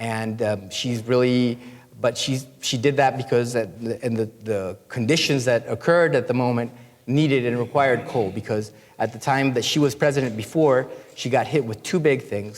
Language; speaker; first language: English; non-native, fluent; Spanish